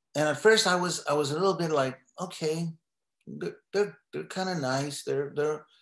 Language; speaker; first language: English; native; English